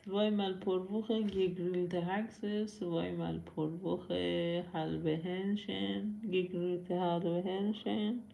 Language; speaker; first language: German; non-native, learner; Persian